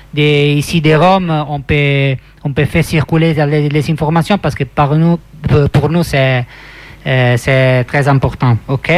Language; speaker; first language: French; non-native, fluent; Italian